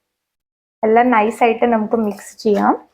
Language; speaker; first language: Malayalam; non-native, local second language; Hindi